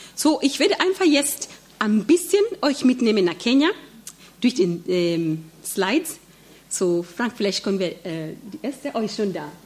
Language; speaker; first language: German; non-native, fluent; Swahili